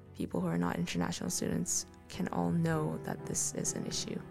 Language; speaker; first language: English; non-native, fluent; Korean